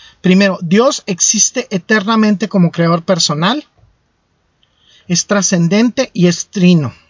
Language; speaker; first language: Spanish; native; Spanish